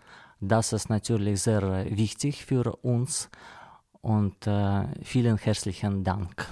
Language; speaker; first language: German; non-native, learner; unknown